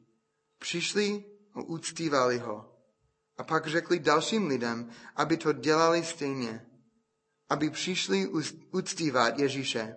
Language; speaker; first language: Czech; non-native, fluent; English